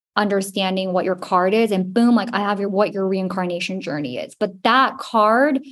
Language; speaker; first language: English; native; English